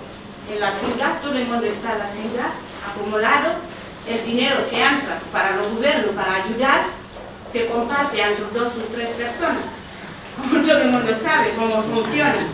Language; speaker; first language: Spanish; non-native, learner; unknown